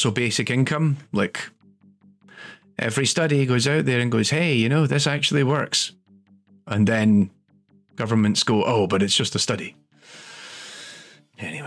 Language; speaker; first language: English; native; English